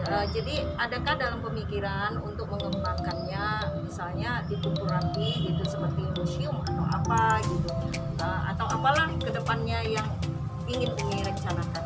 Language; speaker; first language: Indonesian; native; Indonesian